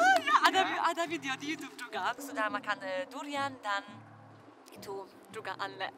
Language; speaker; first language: Indonesian; non-native, learner; Polish